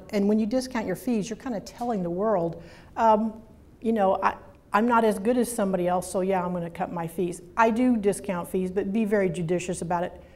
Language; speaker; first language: English; native; English